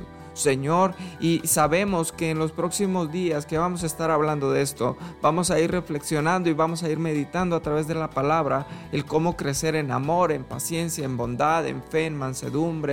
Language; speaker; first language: Spanish; native; Spanish